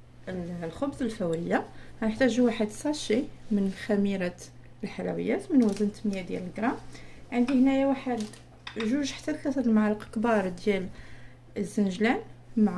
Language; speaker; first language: Arabic; native; Arabic